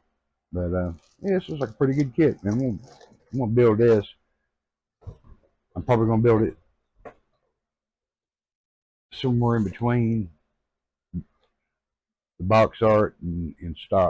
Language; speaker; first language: English; native; English